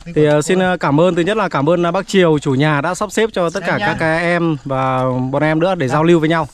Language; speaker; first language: Vietnamese; native; Vietnamese